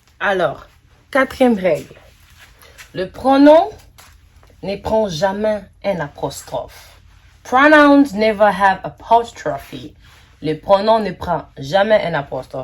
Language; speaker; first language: French; non-native, local second language; Lingala